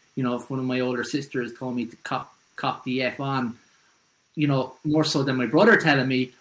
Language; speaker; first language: English; native; English